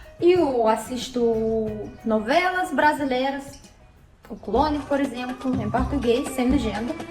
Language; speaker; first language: Portuguese; non-native, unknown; Russian